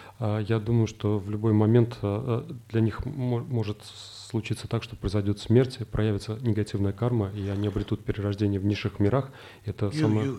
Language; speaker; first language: Russian; native; Russian